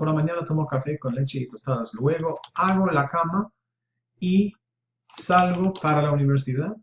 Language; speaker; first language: Spanish; non-native, learner; English